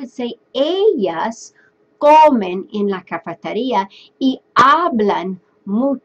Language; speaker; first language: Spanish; non-native, fluent; English